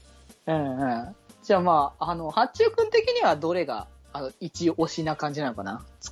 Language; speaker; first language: Japanese; native; Japanese